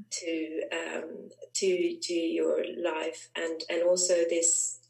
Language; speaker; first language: English; non-native, fluent; Swedish